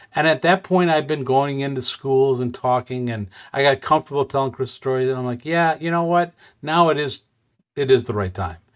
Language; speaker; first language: English; native; English